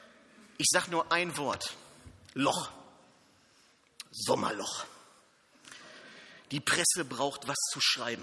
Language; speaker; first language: German; native; German